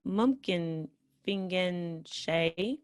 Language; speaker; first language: Arabic; non-native, learner; English